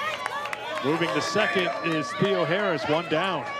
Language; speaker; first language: English; native; English